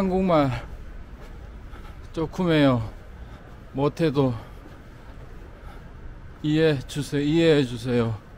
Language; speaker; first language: Korean; non-native, learner; English